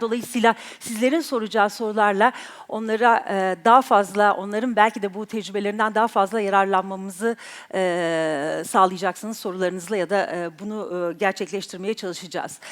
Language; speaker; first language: Turkish; native; Turkish